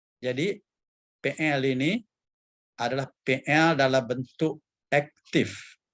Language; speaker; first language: Malay; native; Malay